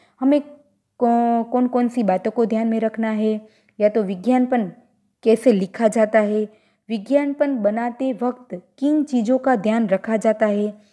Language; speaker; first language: Hindi; non-native, local second language; Gujarati